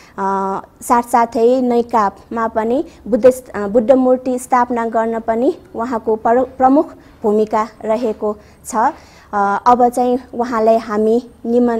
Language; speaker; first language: Nepali; non-native, local second language; Newari